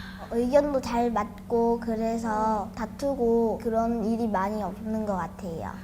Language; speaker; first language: Korean; early bilingual, other home language; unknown